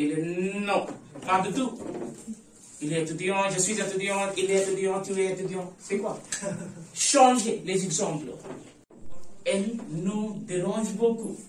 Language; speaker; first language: French; non-native, fluent; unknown